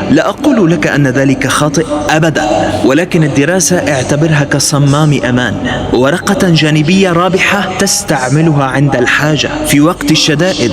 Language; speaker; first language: Arabic; native; Arabic